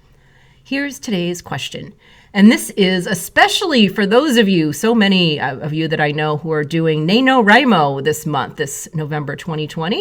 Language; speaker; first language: English; native; English